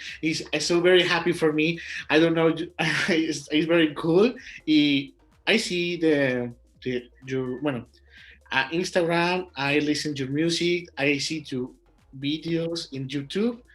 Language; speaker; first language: English; non-native, learner; Spanish